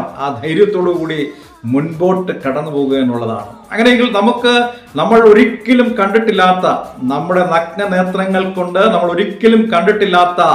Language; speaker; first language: Malayalam; native; Malayalam